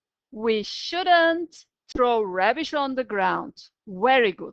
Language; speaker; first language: English; non-native, fluent; Turkish